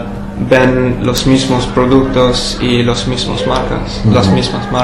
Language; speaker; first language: Spanish; non-native, learner; English